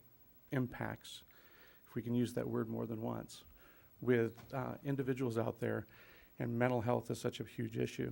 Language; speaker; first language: English; native; English